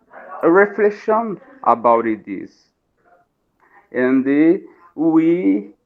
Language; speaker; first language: English; non-native, learner; Portuguese